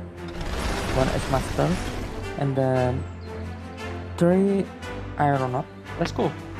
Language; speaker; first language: English; non-native, learner; Indonesian